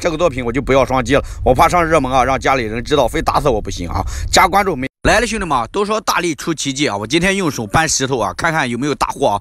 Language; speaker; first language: Chinese; native; Chinese